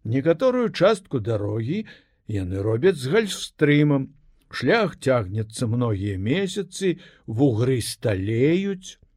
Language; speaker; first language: Belarusian; native; Belarusian